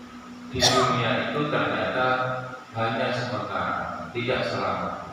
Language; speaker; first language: Indonesian; non-native, local second language; Javanese